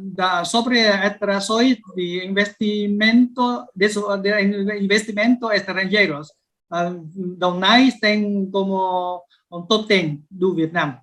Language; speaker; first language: Portuguese; non-native, learner; Vietnamese